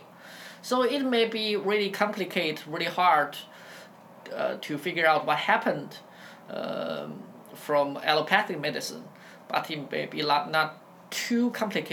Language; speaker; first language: English; non-native, fluent; Chinese